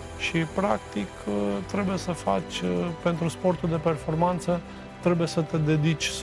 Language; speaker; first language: Romanian; native; Romanian